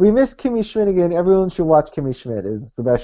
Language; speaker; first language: English; native; English